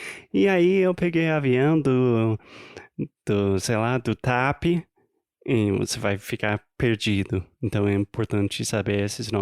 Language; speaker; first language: Portuguese; non-native, fluent; English